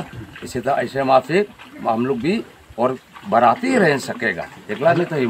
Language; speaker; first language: Hindi; non-native, local second language; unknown